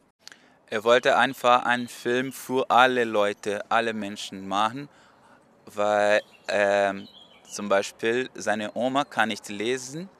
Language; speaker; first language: German; non-native, learner; Portuguese